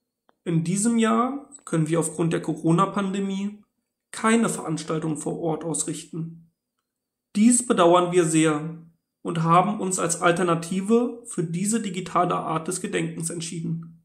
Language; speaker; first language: German; native; German